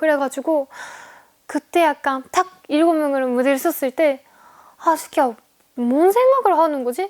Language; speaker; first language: Korean; non-native, fluent; Japanese